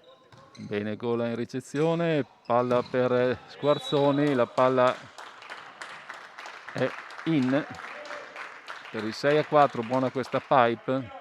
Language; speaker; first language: Italian; native; Italian